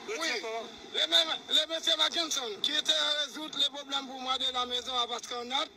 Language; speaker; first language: French; non-native, learner; Haitian Creole